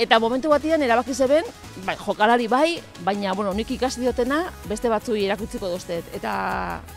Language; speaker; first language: Basque; native; Basque